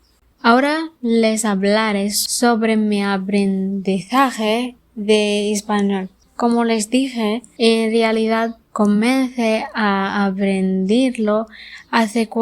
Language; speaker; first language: Spanish; non-native, learner; Arabic